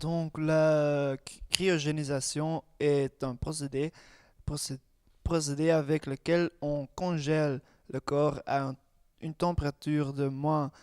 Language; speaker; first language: French; non-native, learner; Dutch